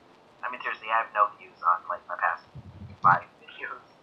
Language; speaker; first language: English; native; English